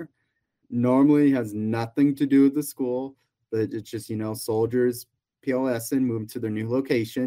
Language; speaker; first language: English; native; English